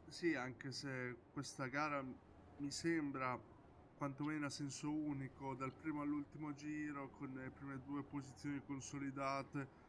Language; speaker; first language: Italian; native; Italian